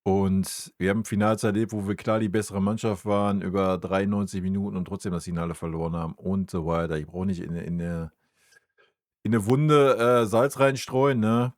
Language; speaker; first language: German; native; German